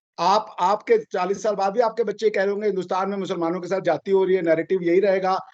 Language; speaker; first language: Hindi; native; Hindi